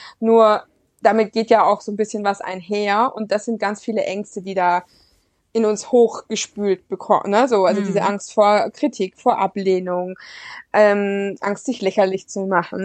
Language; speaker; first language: German; native; German